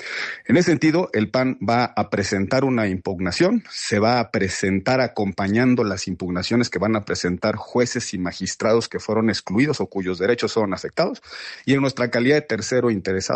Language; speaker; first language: Spanish; native; Spanish